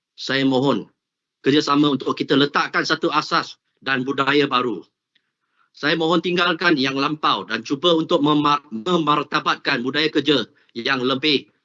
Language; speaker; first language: Malay; non-native, local second language; Cantonese